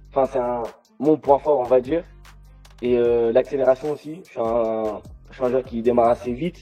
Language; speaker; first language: French; native; French